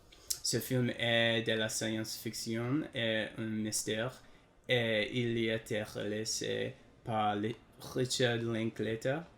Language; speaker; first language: French; non-native, learner; English